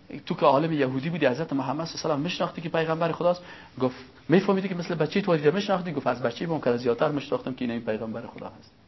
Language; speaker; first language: Persian; native; Persian